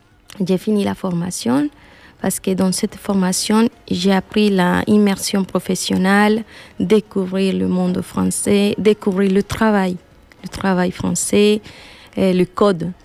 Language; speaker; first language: French; non-native, learner; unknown